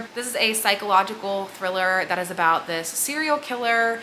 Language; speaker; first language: English; native; English